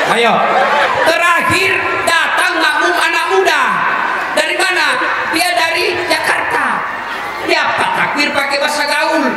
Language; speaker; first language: Indonesian; non-native, local second language; Buginese